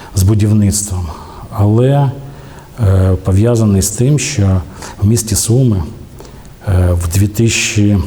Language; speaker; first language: Ukrainian; native; Ukrainian